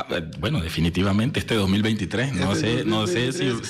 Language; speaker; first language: Spanish; native; Spanish